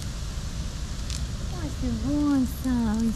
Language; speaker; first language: French; non-native, learner; Ukrainian